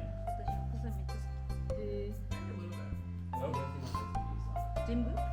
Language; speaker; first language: Japanese; non-native, learner; Korean